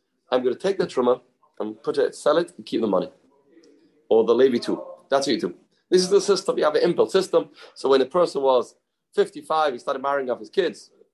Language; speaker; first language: English; native; English